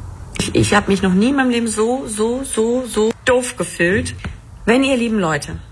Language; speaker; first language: German; native; German